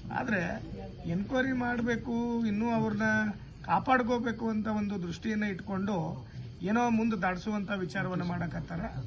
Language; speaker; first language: Kannada; non-native, local second language; Lambadi